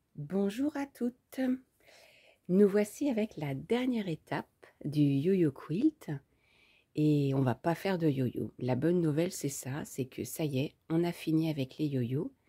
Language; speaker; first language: French; native; French